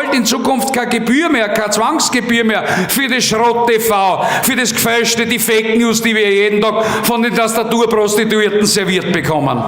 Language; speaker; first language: German; native; German